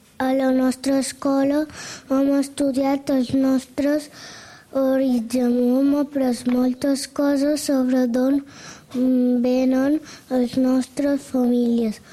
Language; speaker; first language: Catalan; early bilingual, other home language; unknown